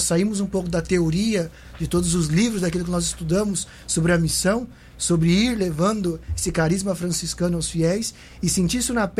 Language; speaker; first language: Portuguese; native; Portuguese